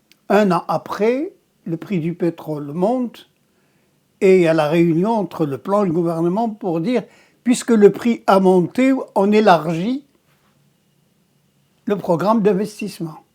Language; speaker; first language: French; non-native, local second language; Arabic